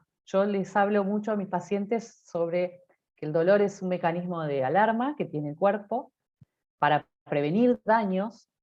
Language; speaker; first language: Spanish; native; Spanish